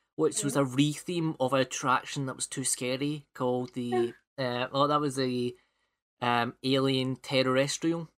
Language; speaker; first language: English; native; English